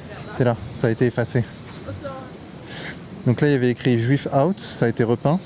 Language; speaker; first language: French; native; French